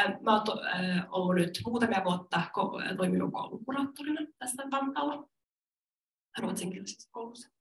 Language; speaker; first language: Finnish; non-native, local second language; Swedish